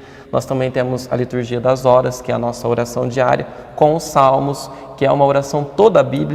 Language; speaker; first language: Portuguese; native; Portuguese